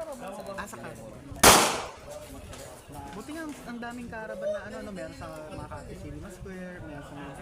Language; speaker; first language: Filipino; native; Filipino